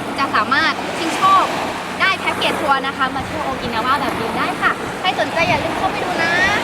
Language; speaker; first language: Thai; native; Thai